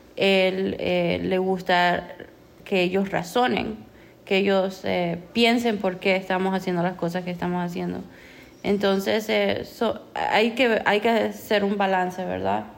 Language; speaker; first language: Spanish; non-native, fluent; English